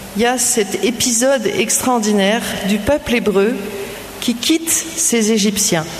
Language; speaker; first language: French; native; French